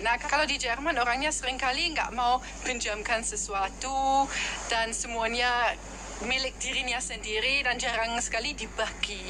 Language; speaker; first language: Indonesian; non-native, fluent; German